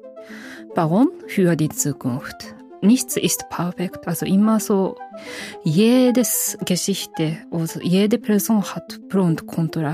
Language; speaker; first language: German; non-native, fluent; Japanese